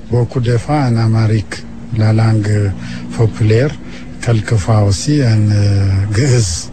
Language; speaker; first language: French; non-native, learner; Amharic